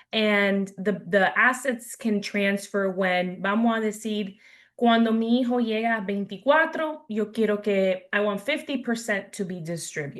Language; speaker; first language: Spanish; early bilingual, heritage; English